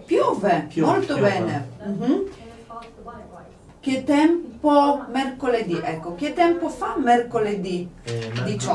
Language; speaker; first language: Italian; non-native, fluent; Polish